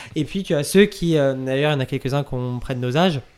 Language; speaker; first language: French; native; French